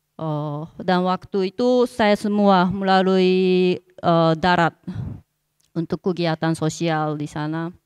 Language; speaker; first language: Indonesian; non-native, fluent; Japanese